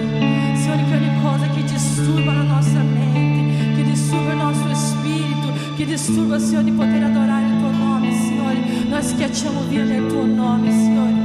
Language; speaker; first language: Italian; non-native, fluent; Portuguese